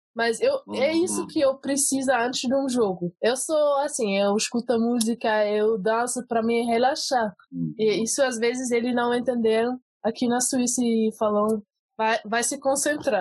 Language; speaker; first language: Portuguese; early bilingual, heritage; Portuguese